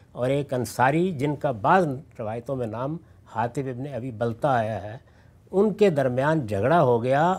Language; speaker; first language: Urdu; non-native, local second language; Punjabi